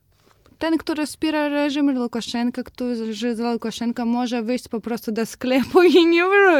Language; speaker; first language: Polish; non-native, fluent; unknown